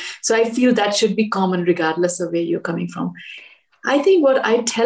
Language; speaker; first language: English; non-native, local second language; Hindi